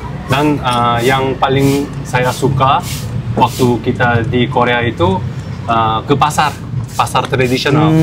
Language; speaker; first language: Indonesian; non-native, fluent; Korean